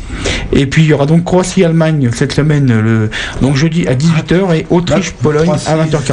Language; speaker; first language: French; native; French